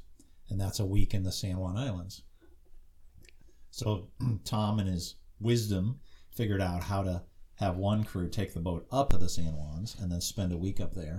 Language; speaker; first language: English; native; English